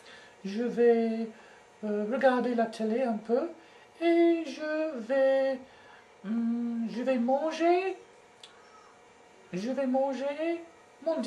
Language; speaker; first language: French; non-native, learner; English